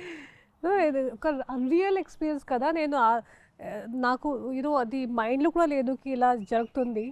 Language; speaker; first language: Telugu; non-native, fluent; Hindi